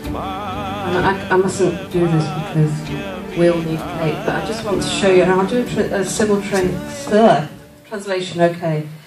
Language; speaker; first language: English; native; English